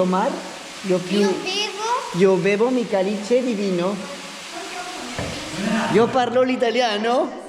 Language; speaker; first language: Italian; non-native, learner; French